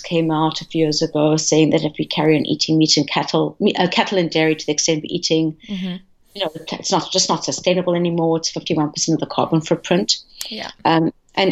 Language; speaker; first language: English; native; English